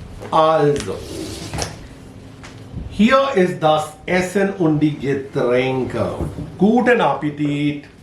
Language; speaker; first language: German; non-native, fluent; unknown